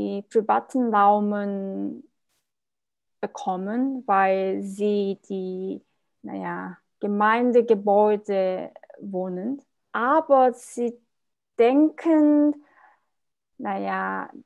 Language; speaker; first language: German; non-native, learner; Korean